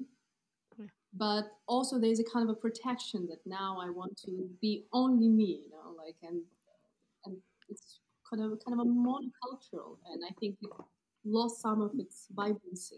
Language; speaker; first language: English; non-native, fluent; Kazakh